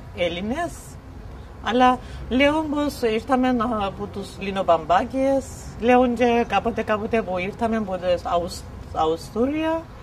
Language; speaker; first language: Greek; non-native, local second language; Turkish